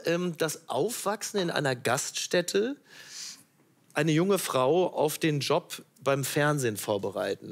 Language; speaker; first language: German; native; German